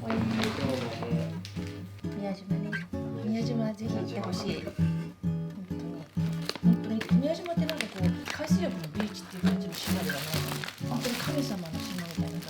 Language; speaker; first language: Japanese; native; Japanese